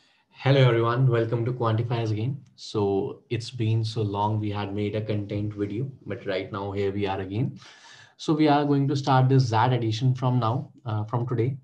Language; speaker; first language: English; non-native, local second language; Hindi